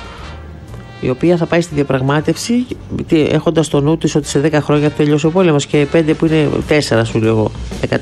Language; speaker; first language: Greek; native; Greek